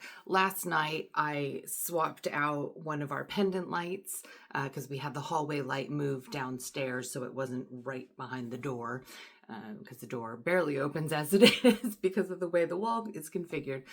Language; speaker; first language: English; native; English